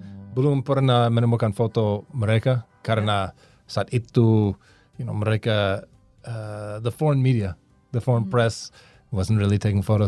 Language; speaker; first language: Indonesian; non-native, learner; English